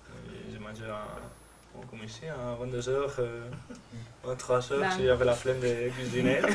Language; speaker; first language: French; non-native, fluent; Spanish